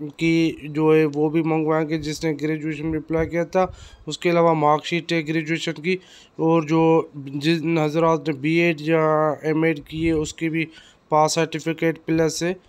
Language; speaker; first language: Urdu; non-native, local second language; Sindhi